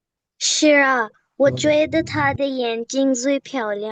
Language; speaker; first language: Chinese; non-native, learner; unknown